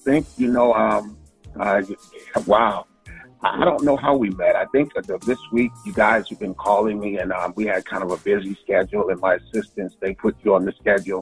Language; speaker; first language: English; native; English